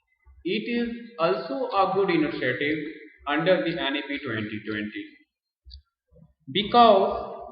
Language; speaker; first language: English; non-native, local second language; Hindi